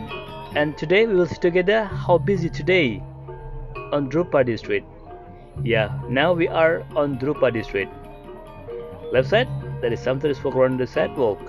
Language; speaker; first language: English; non-native, learner; Indonesian